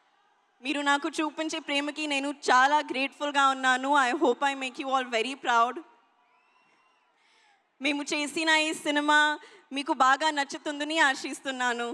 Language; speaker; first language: Telugu; non-native, learner; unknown